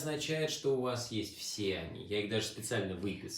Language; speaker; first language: Russian; native; Russian